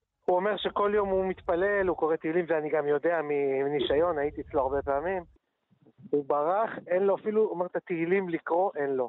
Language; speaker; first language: Hebrew; non-native, fluent; Turkish